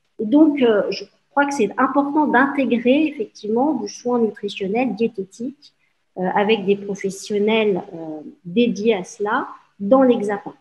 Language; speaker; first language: French; native; French